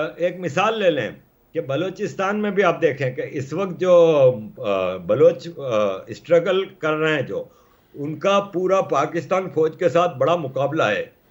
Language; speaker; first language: Urdu; native; Urdu